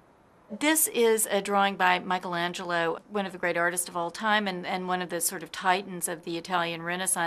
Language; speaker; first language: English; native; English